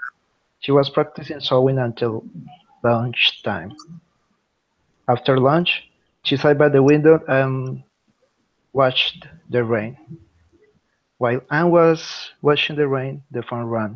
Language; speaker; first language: English; non-native, learner; Spanish